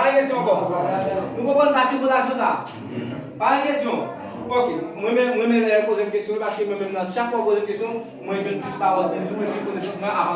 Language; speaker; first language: French; non-native, local second language; Haitian Creole